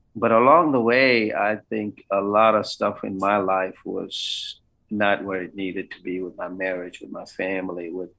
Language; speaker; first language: English; non-native, local second language; Kannada